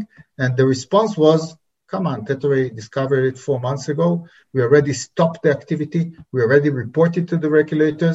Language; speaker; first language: English; non-native, fluent; Hebrew